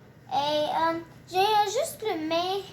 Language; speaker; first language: French; non-native, learner; English